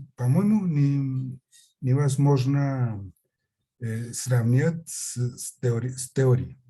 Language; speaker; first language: Russian; non-native, fluent; Spanish